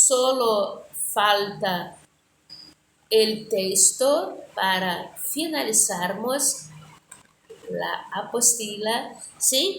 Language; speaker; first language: Spanish; non-native, fluent; Portuguese